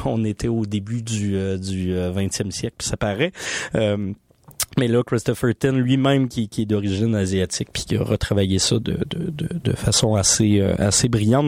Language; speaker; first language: French; native; French